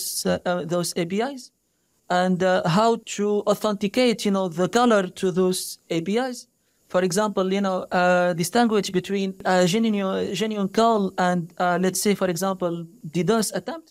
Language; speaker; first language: English; non-native, fluent; Arabic